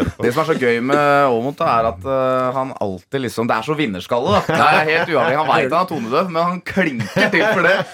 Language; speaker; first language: Norwegian; native; Norwegian